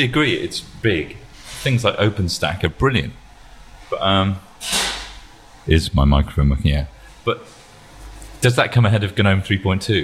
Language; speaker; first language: English; native; English